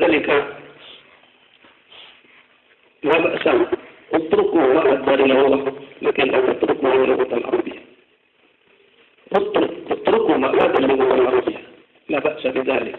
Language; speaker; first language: Arabic; non-native, fluent; Madurese